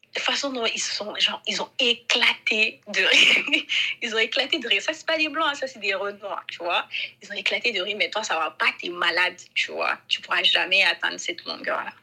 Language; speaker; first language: French; non-native, local second language; Bambara